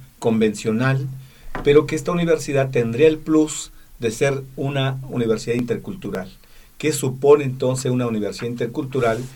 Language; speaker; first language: Spanish; non-native, local second language; Tzeltal